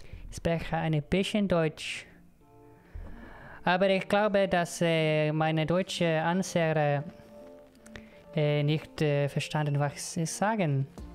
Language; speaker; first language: German; non-native, learner; Icelandic